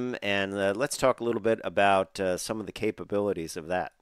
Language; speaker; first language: English; native; English